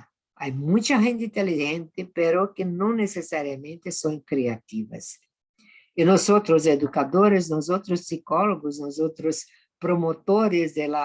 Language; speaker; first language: Spanish; non-native, fluent; Portuguese